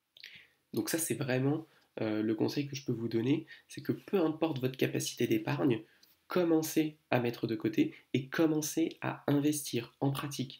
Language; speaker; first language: French; native; French